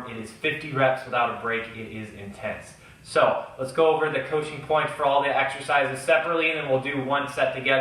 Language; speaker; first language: English; native; English